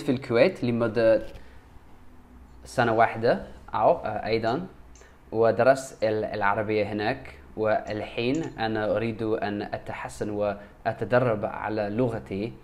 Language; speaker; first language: Arabic; non-native, learner; English